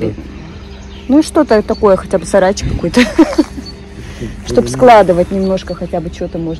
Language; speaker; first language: Russian; native; Russian